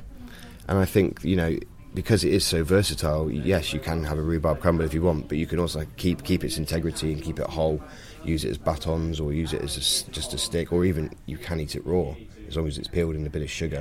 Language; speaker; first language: English; native; English